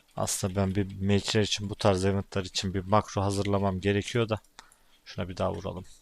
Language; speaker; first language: Turkish; native; Turkish